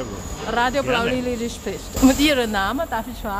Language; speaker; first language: German; non-native, learner; Chinese